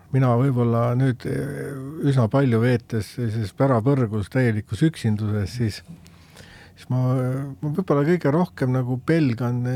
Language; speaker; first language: Estonian; native; Estonian